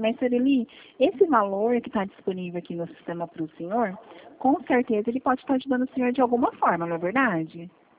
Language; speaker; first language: Portuguese; native; Portuguese